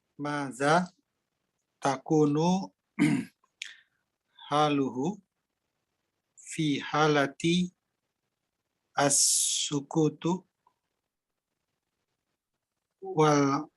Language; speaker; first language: Arabic; non-native, learner; Indonesian